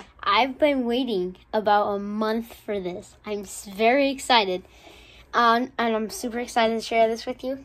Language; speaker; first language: English; native; English